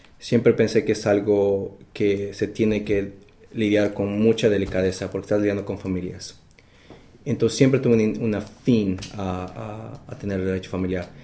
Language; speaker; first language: Spanish; native; Spanish